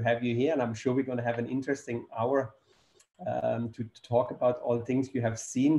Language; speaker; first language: English; non-native, fluent; German